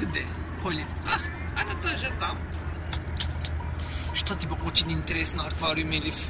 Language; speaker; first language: Russian; non-native, learner; Turkish